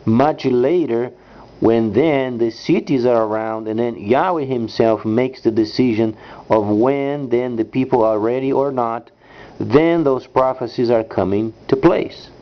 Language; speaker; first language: English; non-native, fluent; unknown